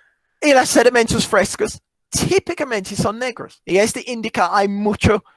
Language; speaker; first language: Spanish; non-native, fluent; English